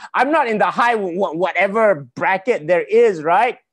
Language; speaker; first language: English; non-native, local second language; Malay